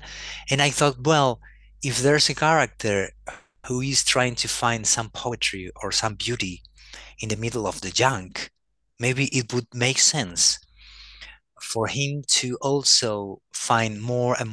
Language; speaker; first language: English; non-native, fluent; Spanish